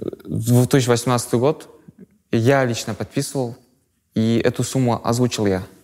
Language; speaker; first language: Russian; non-native, local second language; Kazakh